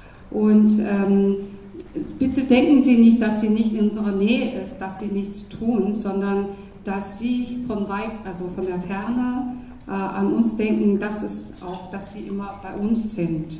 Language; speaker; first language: German; non-native, fluent; Korean